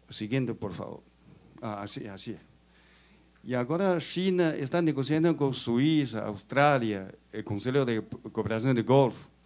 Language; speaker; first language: Spanish; non-native, fluent; Chinese